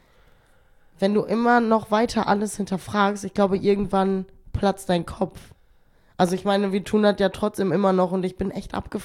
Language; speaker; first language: German; native; German